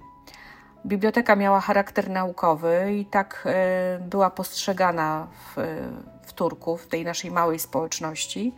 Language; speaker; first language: Polish; native; Polish